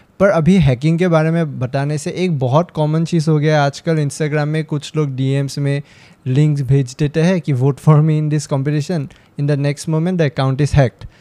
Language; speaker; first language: Hindi; non-native, local second language; Assamese